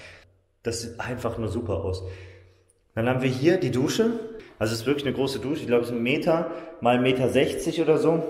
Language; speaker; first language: German; native; German